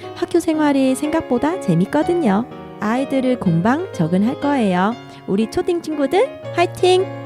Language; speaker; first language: Korean; non-native, fluent; Vietnamese